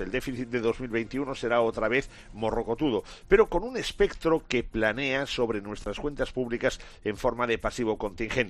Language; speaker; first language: Spanish; native; Spanish